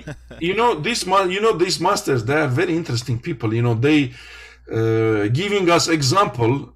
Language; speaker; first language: English; non-native, fluent; Armenian